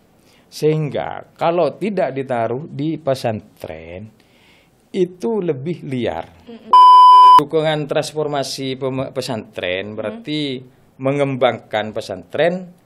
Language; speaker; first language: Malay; non-native, local second language; Madurese